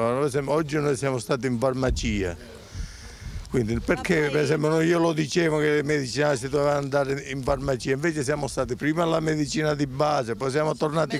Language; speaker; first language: Italian; native; Italian